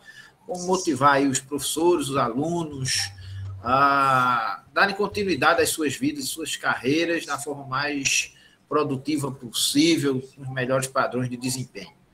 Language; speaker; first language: Portuguese; native; Portuguese